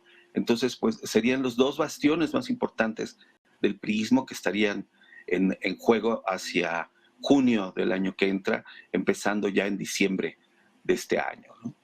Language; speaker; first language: Spanish; native; Spanish